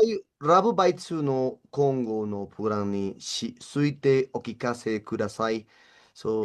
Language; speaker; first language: Japanese; non-native, learner; Spanish